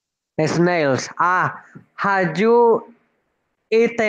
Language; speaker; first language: English; non-native, learner; Spanish